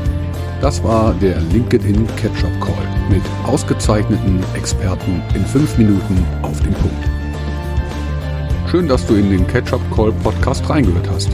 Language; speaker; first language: German; native; German